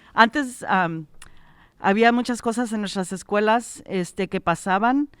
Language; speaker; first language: Spanish; early bilingual, heritage; Spanish